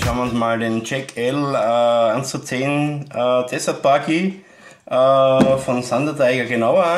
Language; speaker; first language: German; native; German